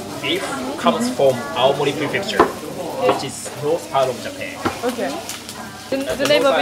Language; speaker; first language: English; non-native, fluent; Japanese